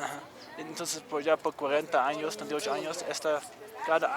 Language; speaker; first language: Spanish; non-native, learner; English